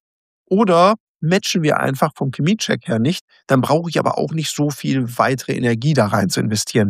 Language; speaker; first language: German; native; German